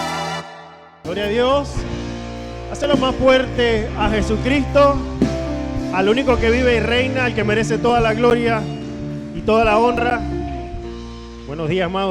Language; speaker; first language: Spanish; native; Spanish